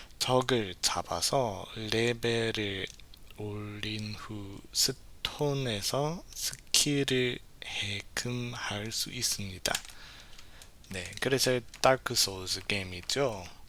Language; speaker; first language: Korean; non-native, learner; English